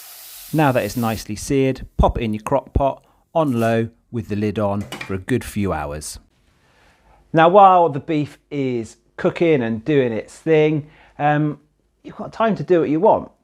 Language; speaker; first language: English; native; English